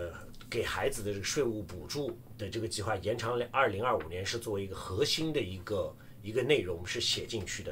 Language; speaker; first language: Chinese; native; Chinese